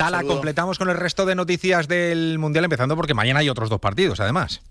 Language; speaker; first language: Spanish; native; Spanish